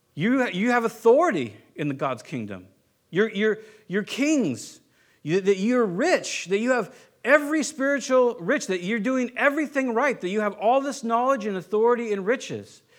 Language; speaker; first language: English; native; English